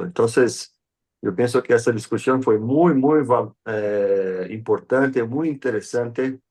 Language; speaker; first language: Spanish; non-native, fluent; Portuguese